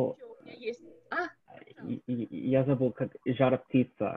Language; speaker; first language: Russian; non-native, learner; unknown